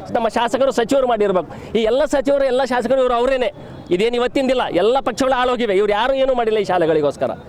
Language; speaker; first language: Kannada; native; Kannada